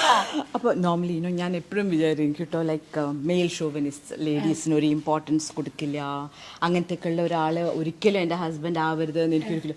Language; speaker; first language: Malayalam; non-native, fluent; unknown